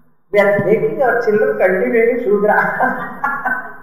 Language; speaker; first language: English; non-native, local second language; Tamil